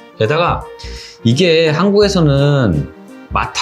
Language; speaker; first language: Korean; native; Korean